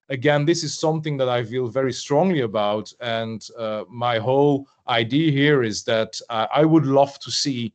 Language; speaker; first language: English; non-native, fluent; French